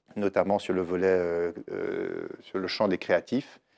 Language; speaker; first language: French; native; French